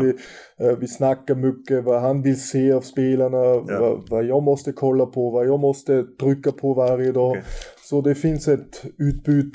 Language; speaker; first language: Swedish; non-native, fluent; German